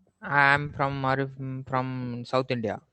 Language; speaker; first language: English; non-native, learner; Tamil